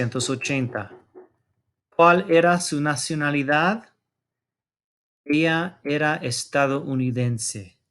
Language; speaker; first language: Spanish; non-native, fluent; English